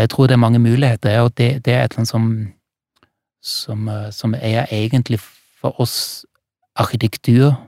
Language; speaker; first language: Norwegian; non-native, fluent; German